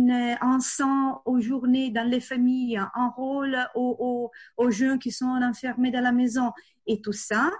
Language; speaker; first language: French; non-native, fluent; Italian